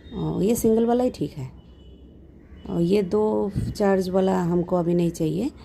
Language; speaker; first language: Hindi; non-native, local second language; Bangla